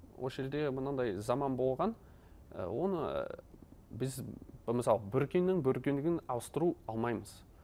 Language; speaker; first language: Kazakh; non-native, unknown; Dutch